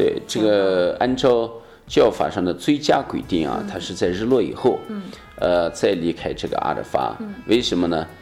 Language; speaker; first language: Chinese; native; Chinese